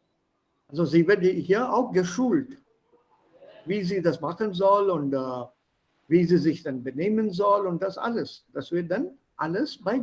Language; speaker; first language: German; non-native, fluent; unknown